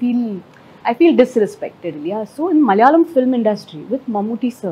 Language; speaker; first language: Tamil; non-native, fluent; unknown